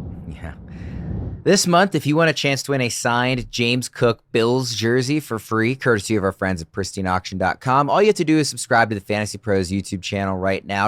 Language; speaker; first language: English; native; English